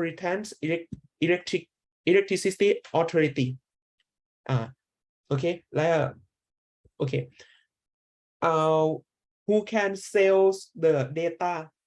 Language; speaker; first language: English; non-native, learner; Thai